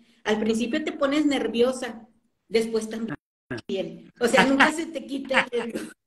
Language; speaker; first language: Spanish; native; Spanish